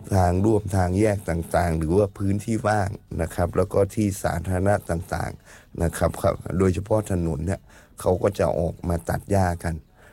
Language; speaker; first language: Thai; native; Thai